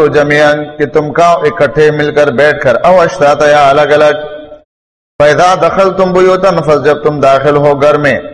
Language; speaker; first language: Urdu; non-native, local second language; Pashto